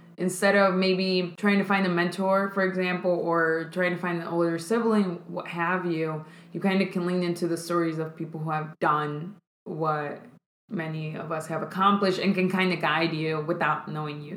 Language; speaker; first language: English; early bilingual, other home language; Spanish